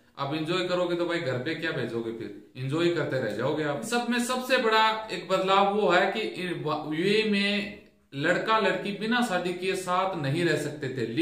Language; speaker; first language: Hindi; native; Hindi